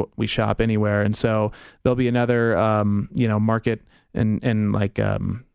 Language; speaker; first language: English; early bilingual, other home language; German